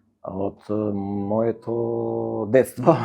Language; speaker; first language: Macedonian; non-native, fluent; Albanian